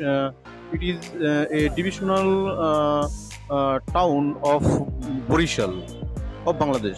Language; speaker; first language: English; non-native, learner; Bangla